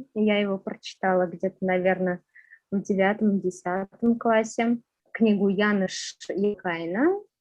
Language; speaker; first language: Russian; non-native, local second language; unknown